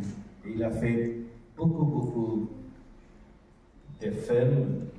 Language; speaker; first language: French; non-native, learner; Spanish